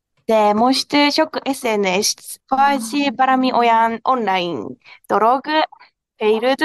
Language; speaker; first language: Hungarian; non-native, learner; Japanese